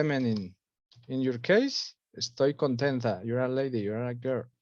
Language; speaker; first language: English; non-native, fluent; Spanish